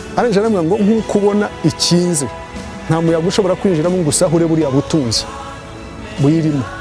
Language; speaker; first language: Kinyarwanda; early bilingual, heritage; Kinyarwanda